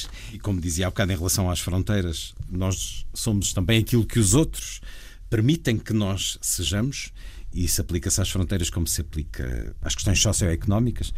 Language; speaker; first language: Portuguese; native; Portuguese